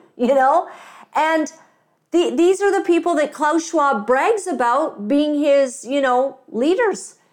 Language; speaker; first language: English; native; English